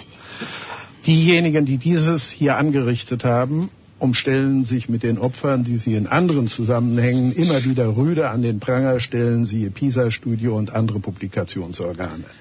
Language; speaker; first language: German; native; German